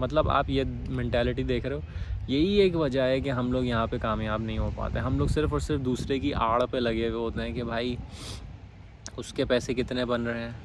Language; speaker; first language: Urdu; native; Urdu